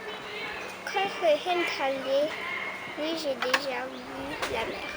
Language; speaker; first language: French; non-native, learner; Lao